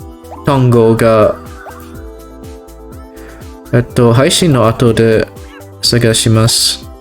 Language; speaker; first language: Japanese; non-native, learner; English